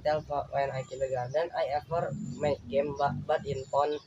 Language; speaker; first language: English; non-native, learner; Indonesian